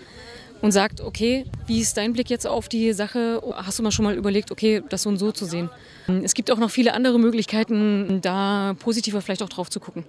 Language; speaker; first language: German; native; German